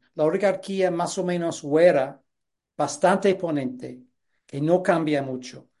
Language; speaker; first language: Spanish; non-native, fluent; English